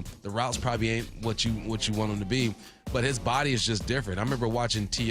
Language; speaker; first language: English; native; English